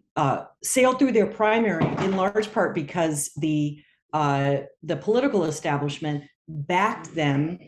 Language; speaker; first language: English; native; English